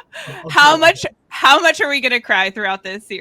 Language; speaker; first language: English; native; English